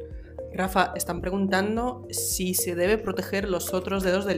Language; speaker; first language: Spanish; native; Spanish